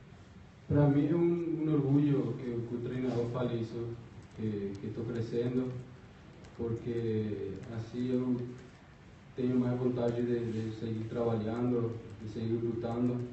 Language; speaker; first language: Portuguese; non-native, fluent; Spanish